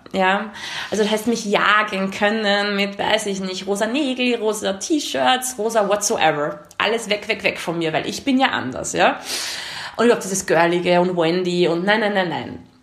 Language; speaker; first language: German; early bilingual, other home language; Hungarian